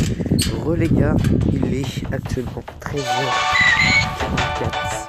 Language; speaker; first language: French; native; French